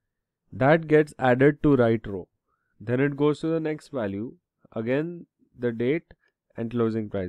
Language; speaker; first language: English; non-native, local second language; Hindi